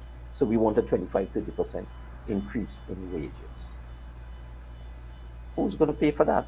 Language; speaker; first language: English; native; English